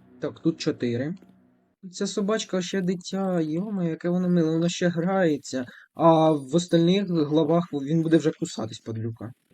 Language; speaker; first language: Ukrainian; non-native, local second language; Russian